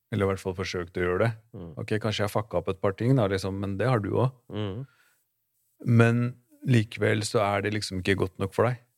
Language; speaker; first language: Norwegian; native; Norwegian